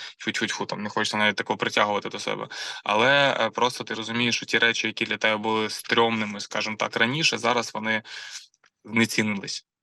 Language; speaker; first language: Ukrainian; non-native, local second language; Russian